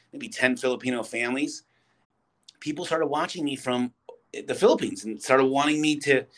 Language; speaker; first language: English; native; English